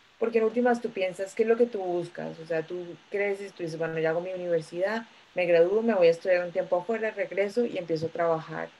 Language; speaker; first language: Spanish; native; Spanish